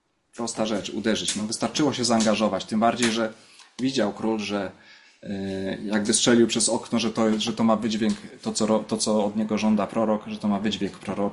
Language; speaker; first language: Polish; native; Polish